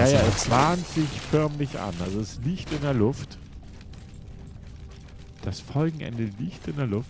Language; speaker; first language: German; native; German